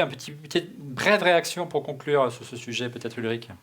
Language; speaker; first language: French; native; French